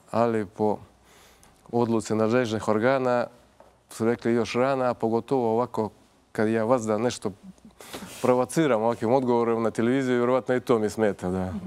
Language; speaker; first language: Croatian; non-native, fluent; Russian